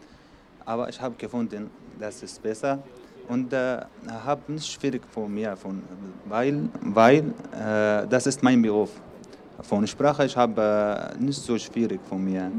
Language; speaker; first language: German; non-native, learner; Arabic